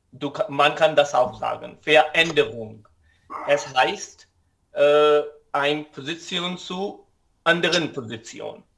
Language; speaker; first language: German; non-native, learner; Urdu